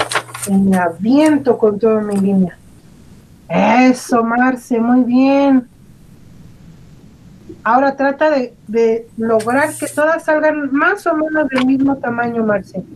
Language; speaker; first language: Spanish; native; Spanish